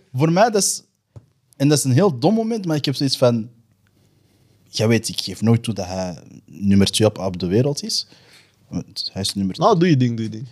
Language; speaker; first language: Dutch; native; Dutch